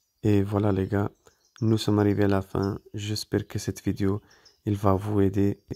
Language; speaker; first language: French; non-native, fluent; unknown